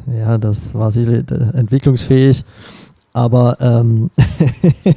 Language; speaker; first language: German; native; German